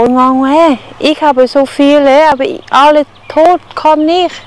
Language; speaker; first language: German; non-native, learner; Vietnamese